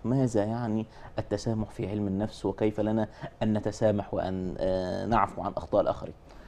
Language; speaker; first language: Arabic; native; Arabic